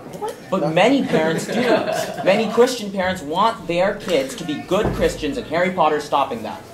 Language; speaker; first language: English; native; English